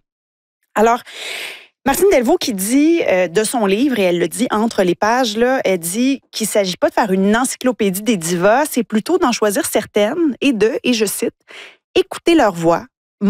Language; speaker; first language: French; native; French